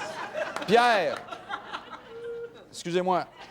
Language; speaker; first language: French; native; French